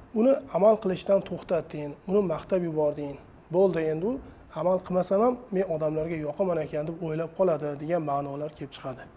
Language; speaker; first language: Uzbek; native; Uzbek